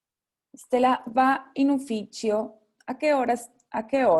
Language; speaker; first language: Italian; non-native, fluent; Spanish